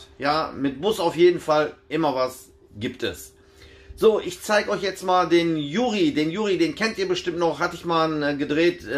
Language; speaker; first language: German; native; German